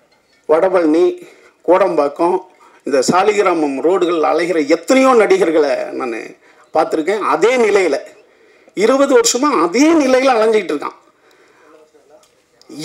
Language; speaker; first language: Tamil; native; Tamil